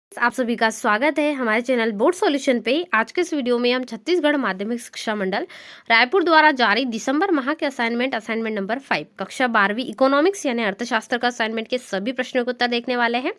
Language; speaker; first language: Hindi; native; Hindi